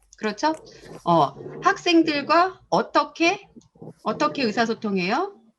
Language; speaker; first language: Korean; native; Korean